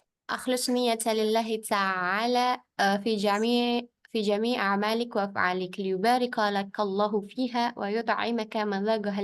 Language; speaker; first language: Arabic; non-native, learner; Indonesian